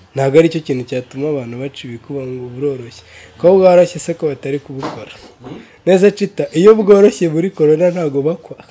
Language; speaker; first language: Kinyarwanda; native; Kinyarwanda